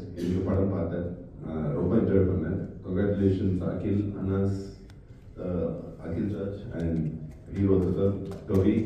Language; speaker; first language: Tamil; non-native, fluent; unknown